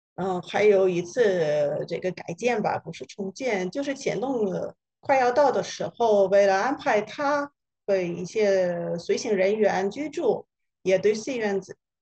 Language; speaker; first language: Chinese; non-native, fluent; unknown